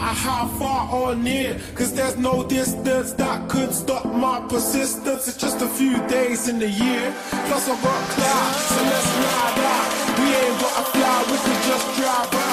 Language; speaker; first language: English; native; English